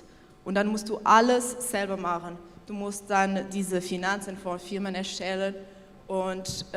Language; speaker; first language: German; non-native, local second language; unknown